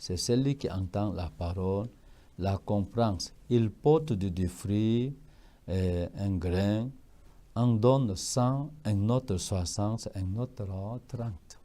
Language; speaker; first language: French; non-native, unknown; Korean